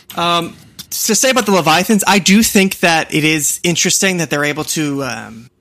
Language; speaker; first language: English; native; English